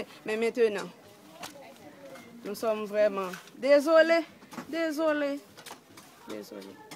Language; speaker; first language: French; non-native, local second language; Haitian Creole